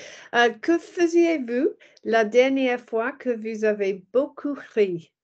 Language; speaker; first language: French; non-native, learner; English